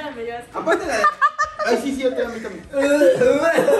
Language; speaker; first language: Spanish; native; Spanish